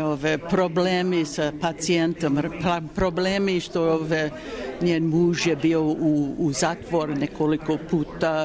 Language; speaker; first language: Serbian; early bilingual, heritage; Serbian